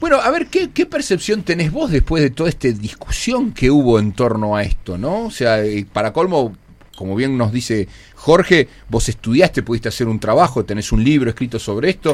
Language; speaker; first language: Spanish; native; Spanish